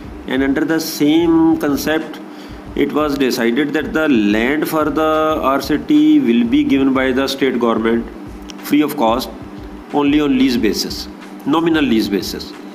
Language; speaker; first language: English; non-native, local second language; Punjabi